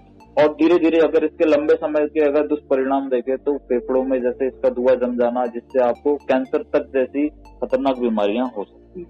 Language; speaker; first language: Hindi; native; Hindi